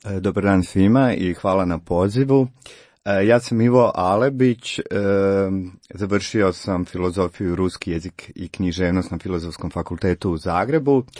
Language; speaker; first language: Croatian; native; Croatian